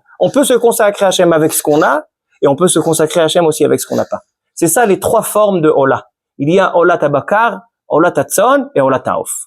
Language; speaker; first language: French; native; French